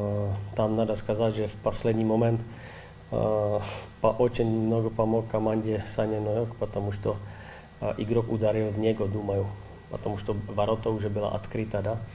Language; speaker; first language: Russian; non-native, learner; Czech